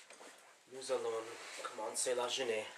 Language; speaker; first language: French; non-native, learner; English